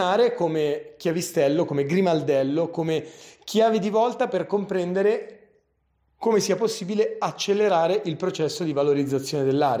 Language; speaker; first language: Italian; native; Italian